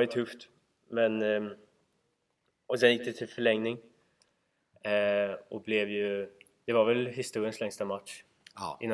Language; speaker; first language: Swedish; native; Swedish